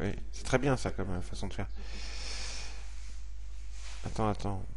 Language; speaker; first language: French; native; French